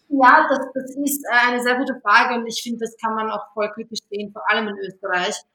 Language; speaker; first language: German; early bilingual, other home language; Serbian